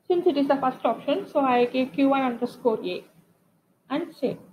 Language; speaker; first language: English; non-native, local second language; Tamil